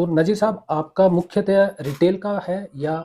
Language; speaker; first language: Hindi; native; Hindi